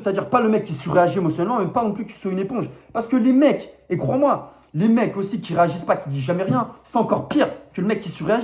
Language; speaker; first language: French; native; French